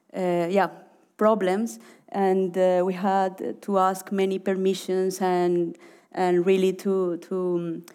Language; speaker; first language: English; non-native, learner; Spanish